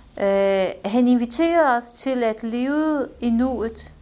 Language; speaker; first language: Danish; non-native, fluent; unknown